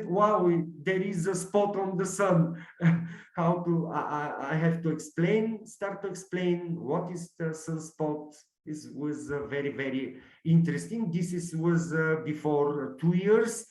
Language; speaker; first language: English; non-native, learner; Bulgarian